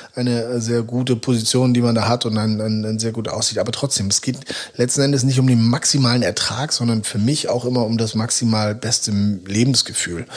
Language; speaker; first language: German; native; German